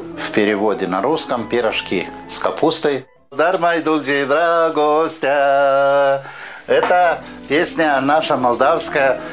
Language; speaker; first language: Russian; non-native, local second language; Romanian